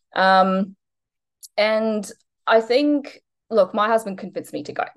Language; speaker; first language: English; non-native, fluent; Polish